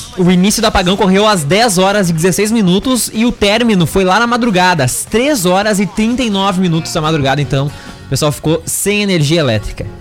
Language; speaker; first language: Portuguese; native; Portuguese